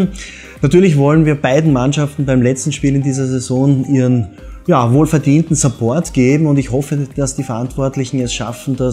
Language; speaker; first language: German; native; German